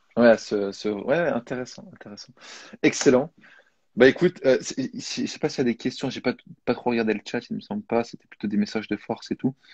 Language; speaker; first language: French; native; French